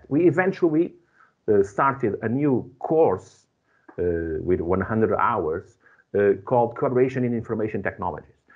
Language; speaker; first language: English; non-native, fluent; Portuguese